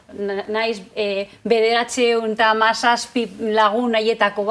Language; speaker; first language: Basque; non-native, local second language; Spanish